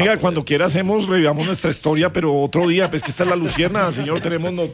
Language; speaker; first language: Spanish; native; Spanish